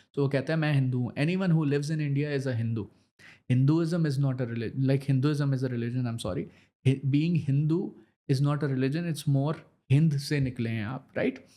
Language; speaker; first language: Urdu; native; Urdu